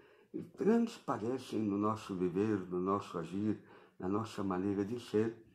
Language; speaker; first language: Portuguese; native; Portuguese